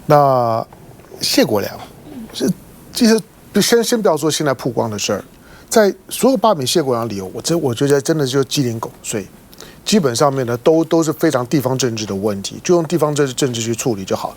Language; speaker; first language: Chinese; native; Chinese